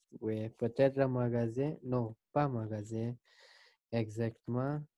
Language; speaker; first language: French; non-native, learner; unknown